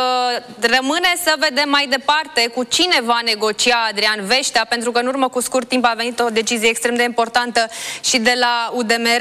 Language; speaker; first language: Romanian; native; Romanian